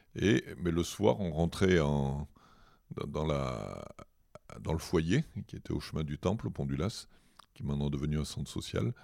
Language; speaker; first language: French; native; French